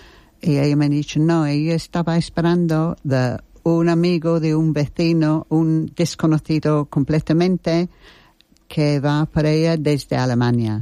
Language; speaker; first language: Spanish; non-native, learner; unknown